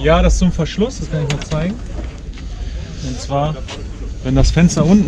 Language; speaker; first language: German; native; German